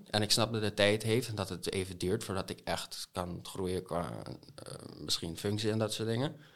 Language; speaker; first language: Dutch; non-native, local second language; Papiamento